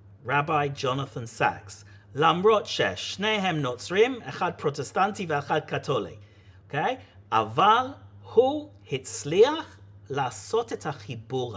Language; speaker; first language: Hebrew; non-native, fluent; English